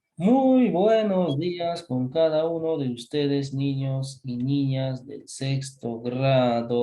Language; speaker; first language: Spanish; native; Spanish